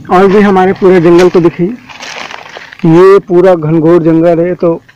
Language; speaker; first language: Hindi; native; Hindi